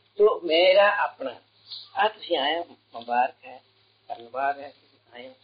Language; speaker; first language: Punjabi; early bilingual, heritage; Punjabi